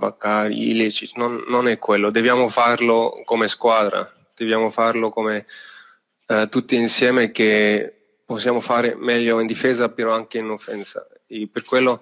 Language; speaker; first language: Italian; non-native, fluent; German